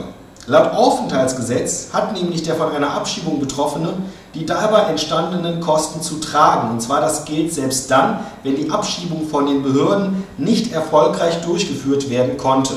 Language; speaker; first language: German; native; German